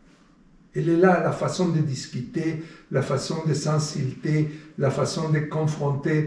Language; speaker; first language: French; non-native, fluent; Spanish